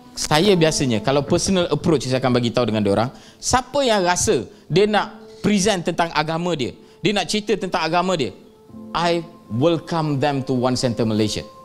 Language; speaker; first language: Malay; non-native, local second language; Tamil